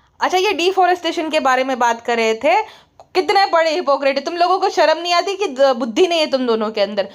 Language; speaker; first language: Hindi; native; Hindi